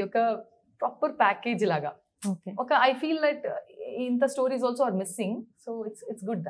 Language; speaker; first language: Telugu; non-native, learner; Kannada